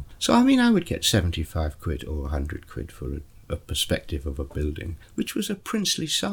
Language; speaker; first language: English; native; English